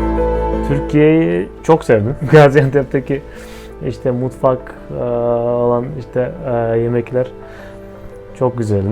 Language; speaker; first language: Turkish; non-native, fluent; Kyrgyz